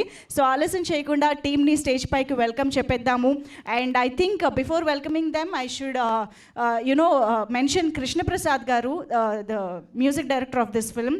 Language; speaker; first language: Telugu; native; Telugu